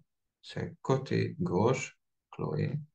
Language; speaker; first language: French; non-native, fluent; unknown